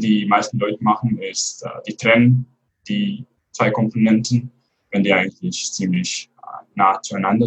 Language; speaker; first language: German; non-native, fluent; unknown